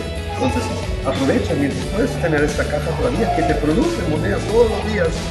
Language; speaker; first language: Spanish; non-native, fluent; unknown